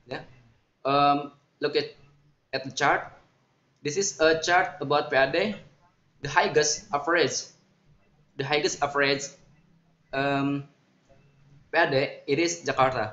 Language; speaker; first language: English; non-native, learner; Indonesian